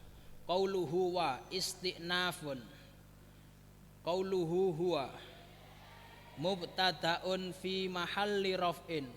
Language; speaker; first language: Arabic; non-native, fluent; Javanese